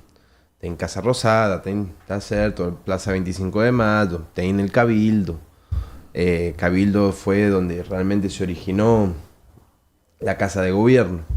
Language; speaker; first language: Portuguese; non-native, learner; Spanish